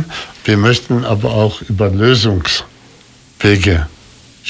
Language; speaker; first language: German; non-native, fluent; Arabic